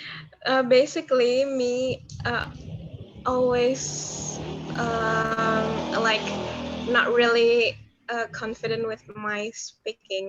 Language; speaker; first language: English; non-native, learner; Indonesian